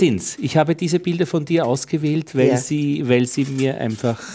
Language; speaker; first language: German; native; German